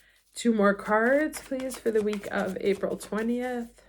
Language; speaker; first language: English; native; English